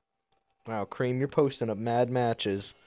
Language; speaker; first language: English; native; English